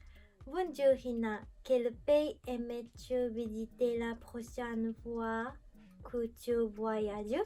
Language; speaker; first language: French; non-native, learner; Japanese